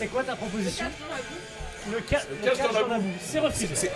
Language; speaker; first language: French; native; French